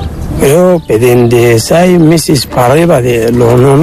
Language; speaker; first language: Spanish; non-native, learner; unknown